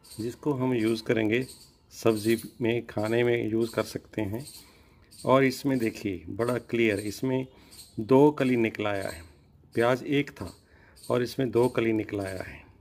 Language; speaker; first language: Hindi; non-native, local second language; Punjabi